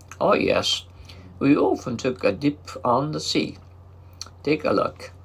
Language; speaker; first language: English; non-native, fluent; Japanese